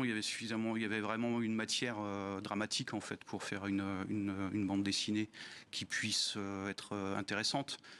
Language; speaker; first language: French; native; French